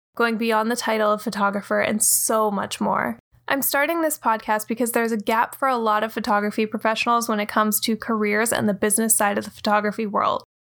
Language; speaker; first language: English; native; English